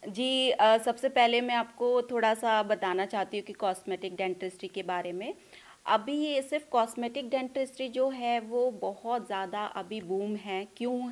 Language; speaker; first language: Hindi; non-native, local second language; Punjabi